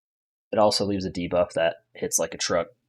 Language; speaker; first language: English; native; English